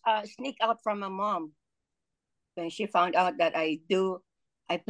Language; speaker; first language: English; non-native, local second language; Filipino